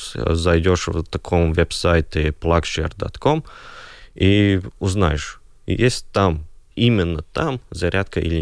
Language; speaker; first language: Russian; non-native, local second language; Latvian